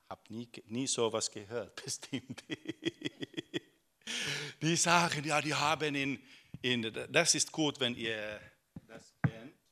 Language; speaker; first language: German; non-native, fluent; Finnish